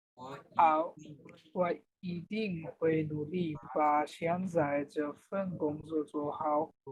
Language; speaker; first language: Chinese; non-native, learner; Bangla